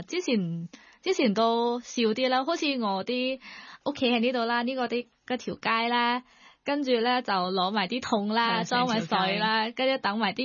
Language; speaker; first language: Cantonese; non-native, learner; Thai